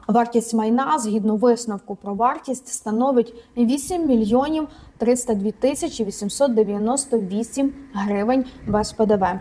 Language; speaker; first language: Ukrainian; native; Ukrainian